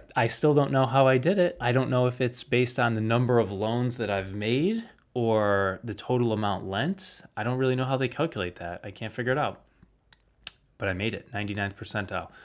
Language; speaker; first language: English; native; English